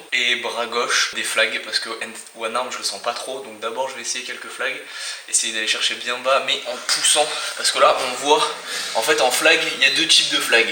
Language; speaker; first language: French; native; French